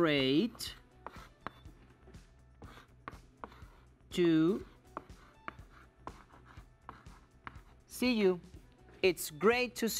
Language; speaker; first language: English; non-native, fluent; Spanish